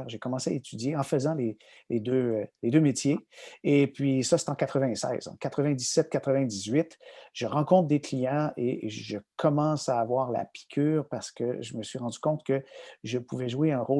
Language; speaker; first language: French; native; French